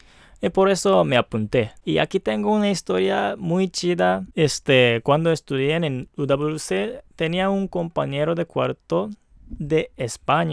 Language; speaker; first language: Spanish; non-native, fluent; Japanese